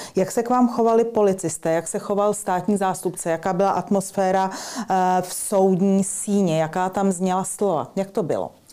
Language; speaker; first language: Czech; native; Czech